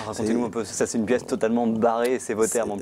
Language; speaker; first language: French; native; French